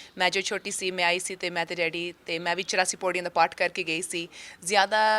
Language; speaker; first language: Punjabi; early bilingual, heritage; Punjabi